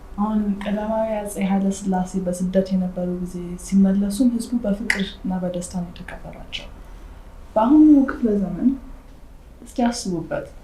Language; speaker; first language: Amharic; early bilingual, heritage; Amharic